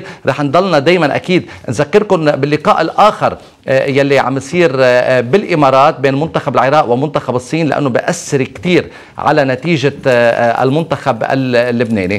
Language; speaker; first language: Arabic; native; Arabic